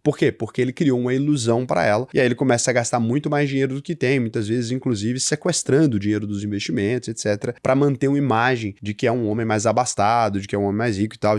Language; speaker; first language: Portuguese; native; Portuguese